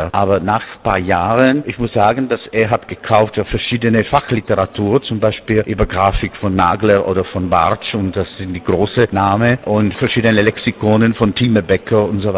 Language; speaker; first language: German; non-native, fluent; Czech